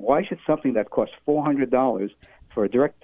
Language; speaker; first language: English; native; English